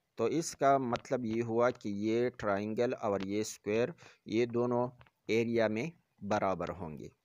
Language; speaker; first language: Urdu; non-native, local second language; Pashto